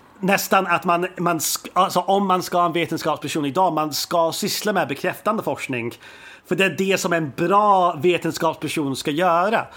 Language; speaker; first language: Swedish; native; Swedish